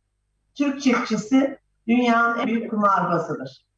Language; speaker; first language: Turkish; native; Turkish